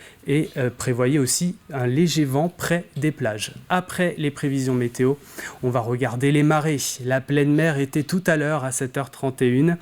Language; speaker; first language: French; native; French